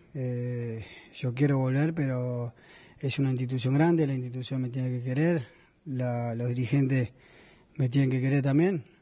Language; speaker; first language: Spanish; native; Spanish